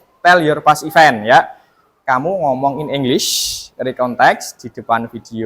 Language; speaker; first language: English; non-native, fluent; Indonesian